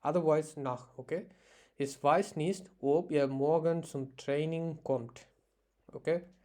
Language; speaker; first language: German; non-native, learner; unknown